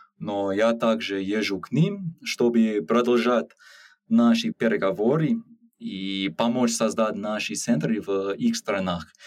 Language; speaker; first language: Russian; non-native, learner; English